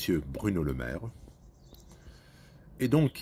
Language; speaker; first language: French; native; French